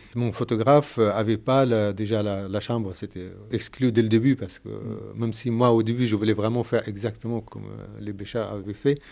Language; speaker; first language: French; non-native, fluent; Arabic